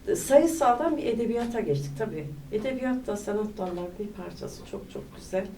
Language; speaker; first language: Turkish; native; Turkish